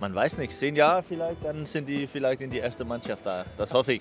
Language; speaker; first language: German; non-native, fluent; Danish